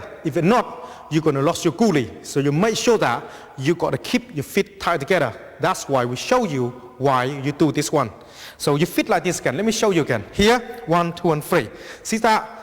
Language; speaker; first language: English; non-native, fluent; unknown